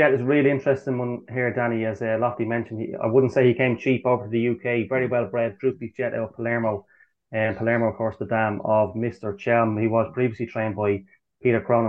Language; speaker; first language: English; native; English